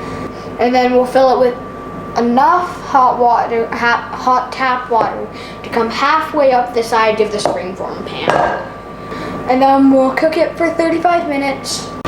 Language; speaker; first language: English; native; English